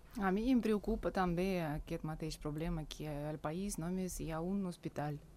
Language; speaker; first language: Catalan; non-native, fluent; Russian